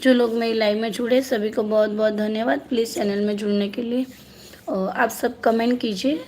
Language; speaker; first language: Hindi; non-native, local second language; Gujarati